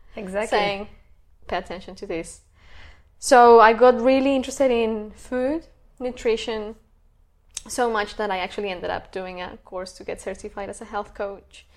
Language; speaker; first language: English; non-native, fluent; Spanish